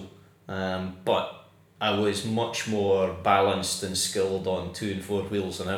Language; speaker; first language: English; native; English